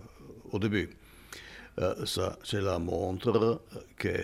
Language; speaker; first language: French; non-native, fluent; German